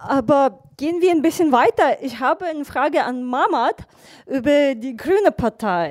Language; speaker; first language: German; non-native, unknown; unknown